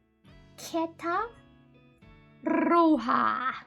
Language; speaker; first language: Spanish; non-native, learner; Japanese